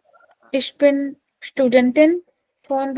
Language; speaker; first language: German; non-native, learner; Urdu